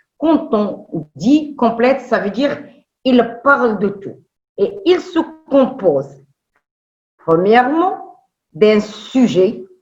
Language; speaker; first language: French; non-native, local second language; Arabic